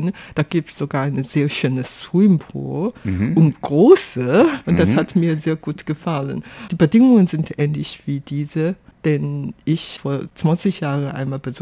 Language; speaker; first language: German; non-native, fluent; Chinese